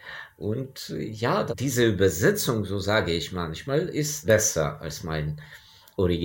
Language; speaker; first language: German; non-native, fluent; Ukrainian